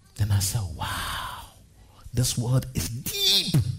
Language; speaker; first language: English; non-native, local second language; Akan